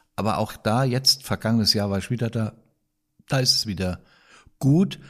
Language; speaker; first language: German; native; German